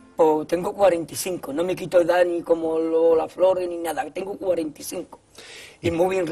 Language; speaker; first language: Spanish; native; Spanish